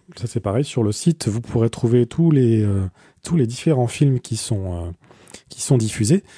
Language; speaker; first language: French; native; French